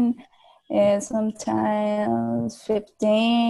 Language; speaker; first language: English; non-native, learner; Spanish